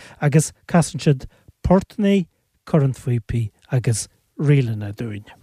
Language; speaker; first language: Irish; native; Irish